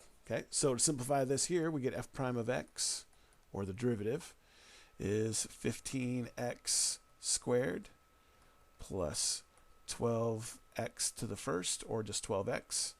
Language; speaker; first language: English; native; English